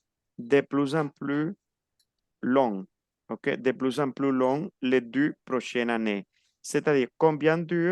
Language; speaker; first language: French; non-native, fluent; Spanish